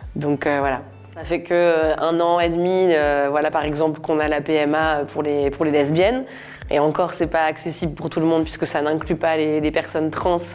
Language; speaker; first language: French; native; French